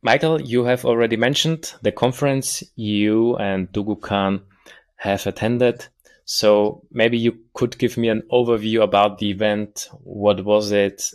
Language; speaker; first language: English; non-native, fluent; German